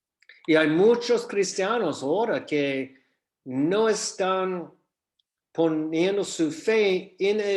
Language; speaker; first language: Spanish; non-native, fluent; English